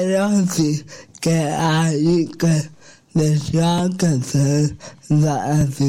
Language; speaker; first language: Catalan; non-native, local second language; Spanish